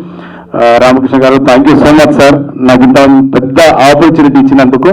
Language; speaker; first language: Telugu; native; Telugu